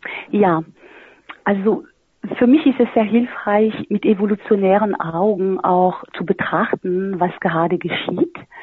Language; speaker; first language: German; non-native, fluent; French